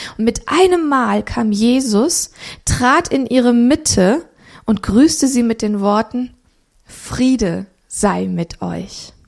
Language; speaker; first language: German; early bilingual, other home language; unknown